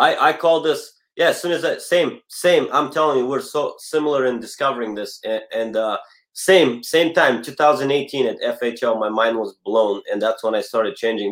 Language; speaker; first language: English; non-native, fluent; Bulgarian